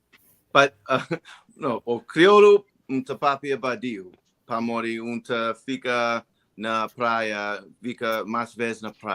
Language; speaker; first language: Portuguese; non-native, learner; English